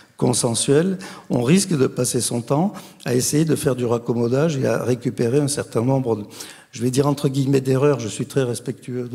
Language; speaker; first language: French; native; French